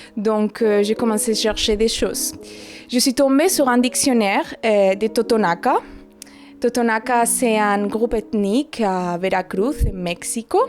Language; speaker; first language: French; non-native, fluent; Spanish